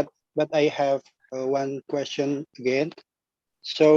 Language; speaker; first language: English; non-native, learner; Indonesian